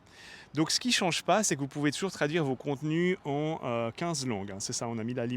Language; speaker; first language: French; native; French